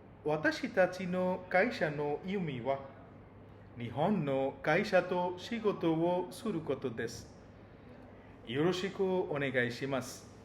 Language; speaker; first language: Japanese; non-native, learner; Bangla